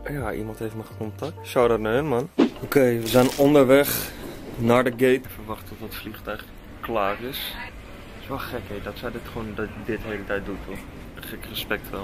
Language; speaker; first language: Dutch; native; Dutch